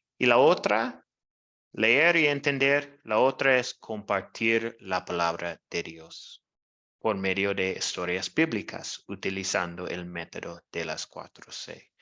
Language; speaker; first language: Spanish; non-native, learner; English